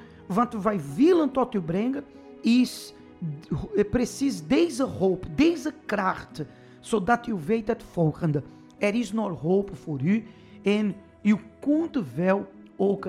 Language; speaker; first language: Dutch; non-native, fluent; Portuguese